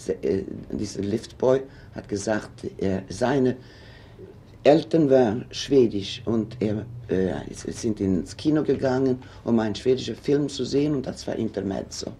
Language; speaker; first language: German; non-native, fluent; Swedish